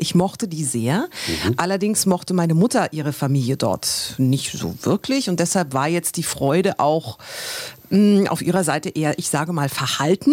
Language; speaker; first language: German; native; German